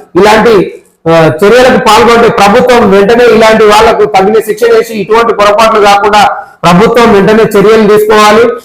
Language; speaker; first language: Telugu; native; Telugu